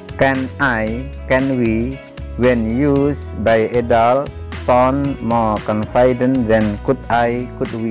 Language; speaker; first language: English; non-native, fluent; Indonesian